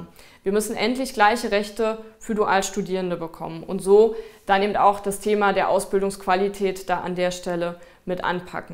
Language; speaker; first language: German; native; German